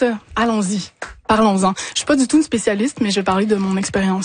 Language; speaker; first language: French; native; French